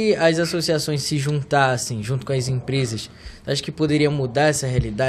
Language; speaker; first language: Portuguese; native; Portuguese